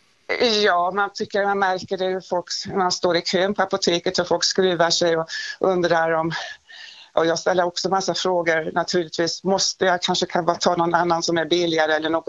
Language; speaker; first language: Swedish; native; Swedish